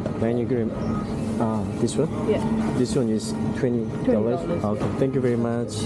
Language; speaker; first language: English; non-native, learner; Korean